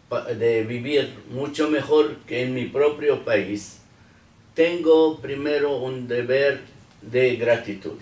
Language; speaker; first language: Spanish; non-native, fluent; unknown